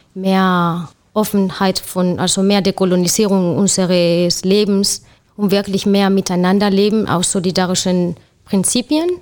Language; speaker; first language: German; non-native, fluent; Spanish